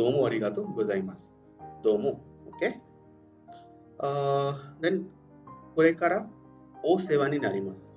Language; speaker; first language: Japanese; non-native, fluent; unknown